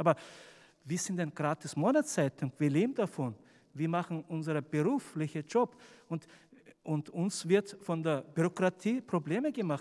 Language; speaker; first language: German; non-native, fluent; Turkish